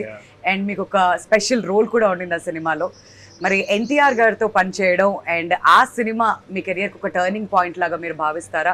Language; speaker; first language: Telugu; native; Telugu